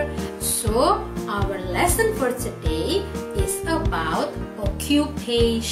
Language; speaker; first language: English; non-native, fluent; Indonesian